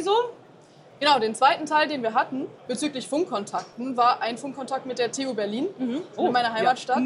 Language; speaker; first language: German; native; German